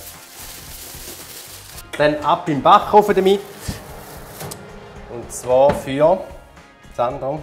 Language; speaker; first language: German; native; German